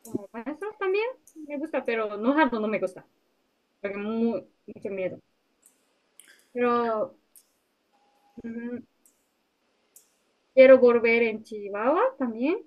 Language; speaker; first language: Spanish; non-native, learner; Japanese